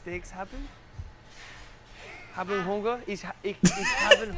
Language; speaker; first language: German; non-native, learner; English